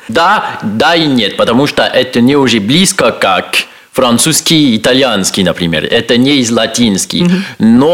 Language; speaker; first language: Russian; non-native, learner; French